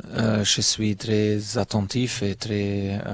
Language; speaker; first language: French; non-native, learner; German